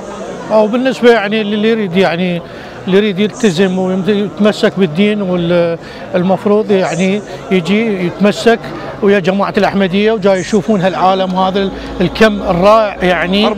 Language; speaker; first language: Arabic; native; Arabic